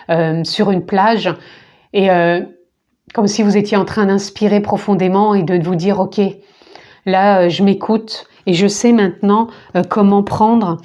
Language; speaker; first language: French; native; French